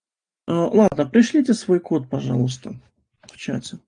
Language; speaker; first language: Russian; native; Russian